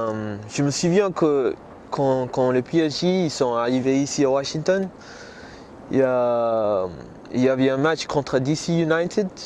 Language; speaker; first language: French; non-native, learner; English